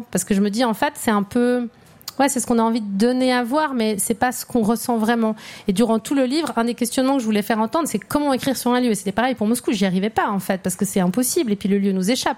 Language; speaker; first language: French; native; French